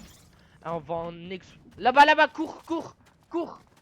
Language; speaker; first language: French; native; French